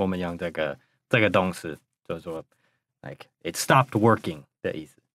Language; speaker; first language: Chinese; non-native, fluent; English